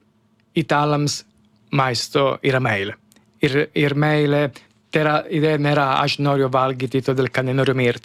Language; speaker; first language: Lithuanian; non-native, learner; Italian